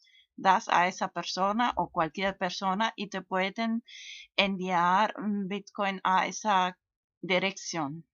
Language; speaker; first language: Spanish; non-native, fluent; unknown